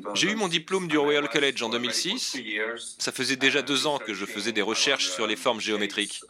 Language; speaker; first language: French; non-native, fluent; Spanish